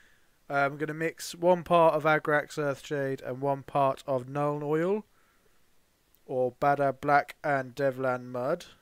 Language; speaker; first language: English; native; English